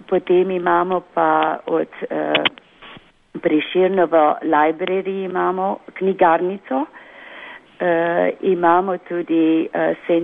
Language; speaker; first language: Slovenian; early bilingual, heritage; Slovenian